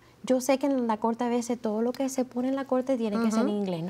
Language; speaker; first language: Spanish; early bilingual, heritage; Spanish